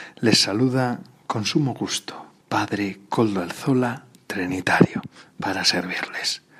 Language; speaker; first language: Spanish; native; Spanish